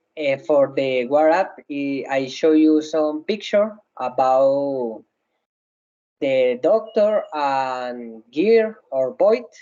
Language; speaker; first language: English; non-native, learner; Spanish